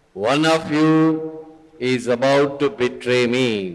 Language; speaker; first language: English; non-native, local second language; Tamil